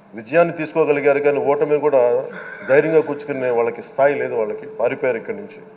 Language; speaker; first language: Telugu; native; Telugu